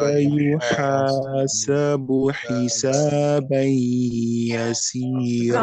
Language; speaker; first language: Arabic; non-native, learner; English